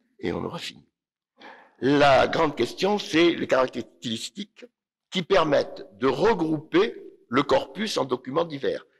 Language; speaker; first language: French; native; French